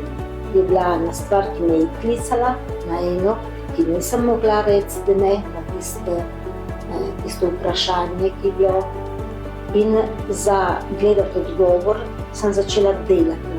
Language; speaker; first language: Slovenian; early bilingual, heritage; Slovenian